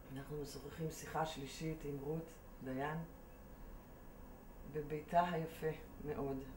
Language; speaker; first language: Hebrew; native; Hebrew